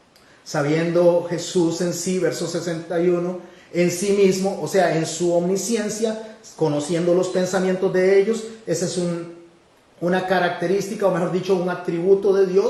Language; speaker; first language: Spanish; native; Spanish